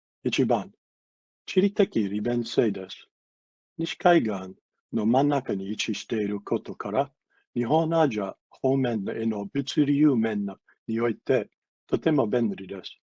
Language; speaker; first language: Japanese; non-native, fluent; English